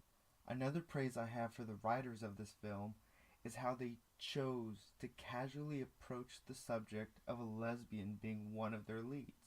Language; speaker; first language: English; native; English